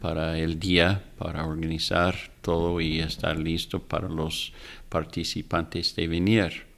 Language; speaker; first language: Spanish; non-native, fluent; English